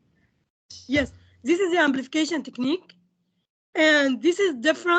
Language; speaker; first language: English; non-native, fluent; Indonesian